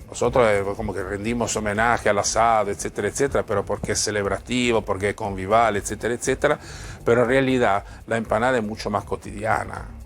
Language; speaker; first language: Spanish; non-native, fluent; Italian